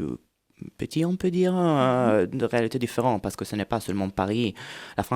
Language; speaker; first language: French; non-native, fluent; Italian